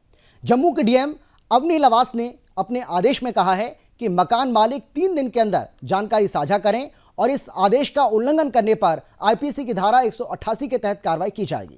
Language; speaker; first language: Hindi; native; Hindi